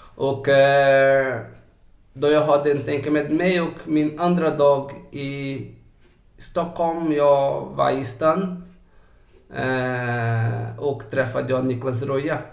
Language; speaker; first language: Swedish; non-native, fluent; Portuguese